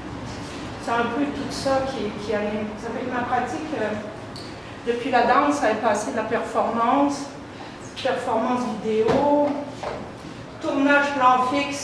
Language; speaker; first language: French; native; French